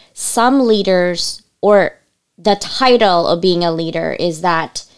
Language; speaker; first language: English; early bilingual, other home language; Cebuano